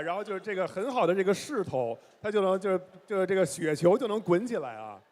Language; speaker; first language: Chinese; native; Chinese